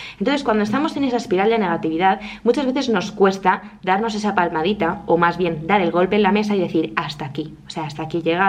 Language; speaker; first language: Spanish; native; Spanish